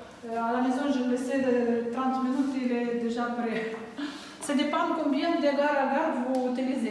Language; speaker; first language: French; non-native, learner; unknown